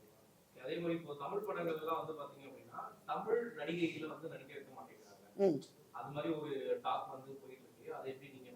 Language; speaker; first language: Tamil; native; Tamil